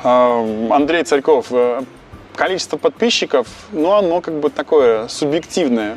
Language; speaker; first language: Russian; native; Russian